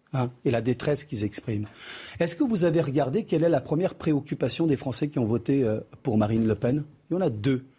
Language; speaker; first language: French; early bilingual, other home language; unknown